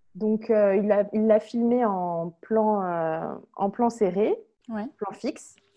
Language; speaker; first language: French; native; French